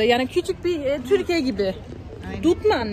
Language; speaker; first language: Turkish; non-native, learner; German